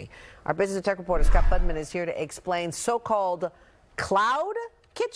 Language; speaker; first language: English; native; English